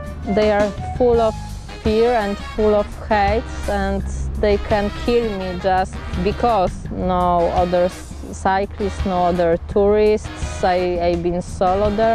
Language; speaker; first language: English; non-native, learner; Polish